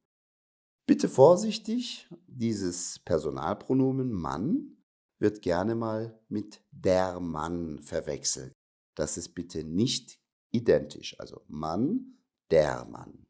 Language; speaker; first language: German; native; German